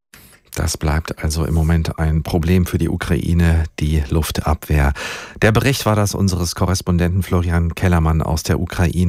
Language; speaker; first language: German; native; German